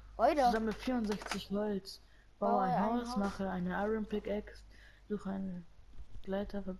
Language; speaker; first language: German; native; German